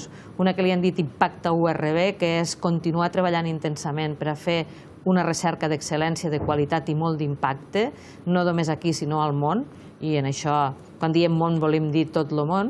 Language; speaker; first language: Catalan; native; Catalan